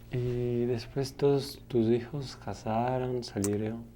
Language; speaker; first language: Spanish; non-native, learner; Portuguese